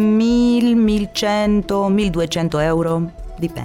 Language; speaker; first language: Italian; non-native, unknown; Greek